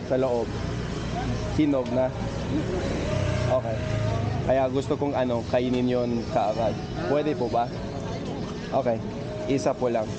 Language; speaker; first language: Filipino; non-native, learner; English